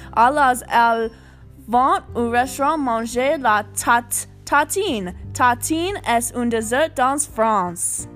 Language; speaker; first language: French; non-native, learner; English